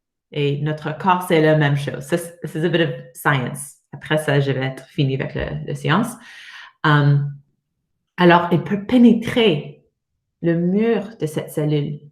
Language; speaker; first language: French; non-native, learner; English